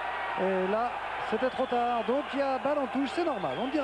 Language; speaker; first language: French; native; French